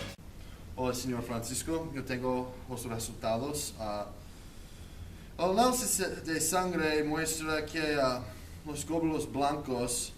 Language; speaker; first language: Spanish; non-native, learner; English